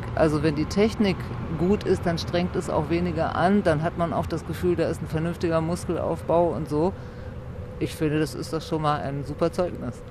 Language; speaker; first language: German; native; German